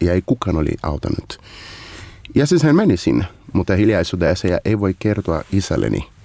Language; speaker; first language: Finnish; non-native, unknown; Portuguese